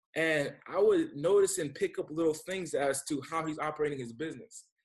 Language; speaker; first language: English; native; English